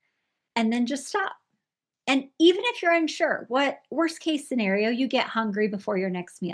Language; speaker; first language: English; native; English